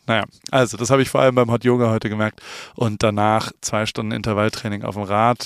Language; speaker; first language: German; native; German